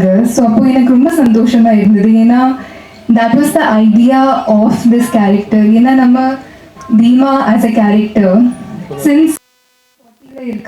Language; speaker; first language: Tamil; non-native, learner; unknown